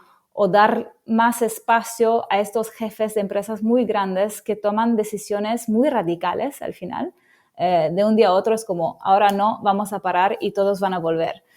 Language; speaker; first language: Spanish; non-native, fluent; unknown